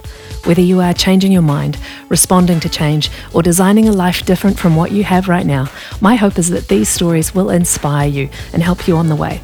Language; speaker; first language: English; native; English